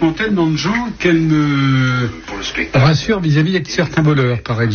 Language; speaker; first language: French; native; French